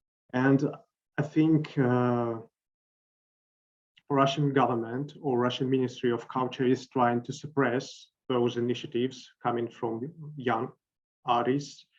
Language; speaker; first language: English; non-native, fluent; Russian